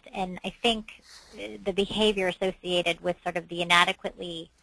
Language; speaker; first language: English; native; English